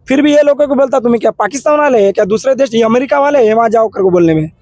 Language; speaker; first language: Hindi; non-native, local second language; Kannada